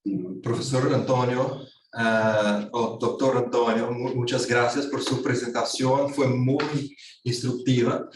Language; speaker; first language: Spanish; non-native, fluent; Portuguese